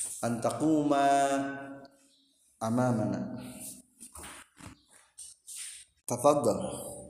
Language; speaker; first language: Arabic; non-native, fluent; Indonesian